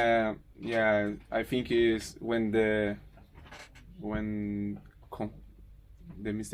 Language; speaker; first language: English; non-native, learner; Portuguese